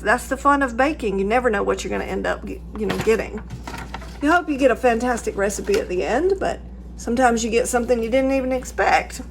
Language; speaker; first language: English; native; English